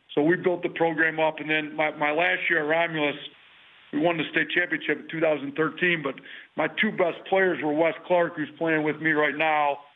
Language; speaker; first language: English; native; English